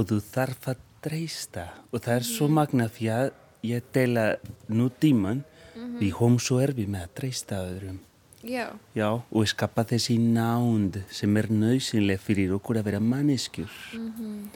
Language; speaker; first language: Icelandic; non-native, fluent; Spanish